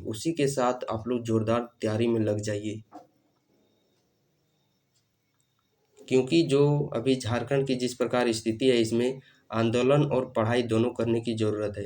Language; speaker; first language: Hindi; native; Hindi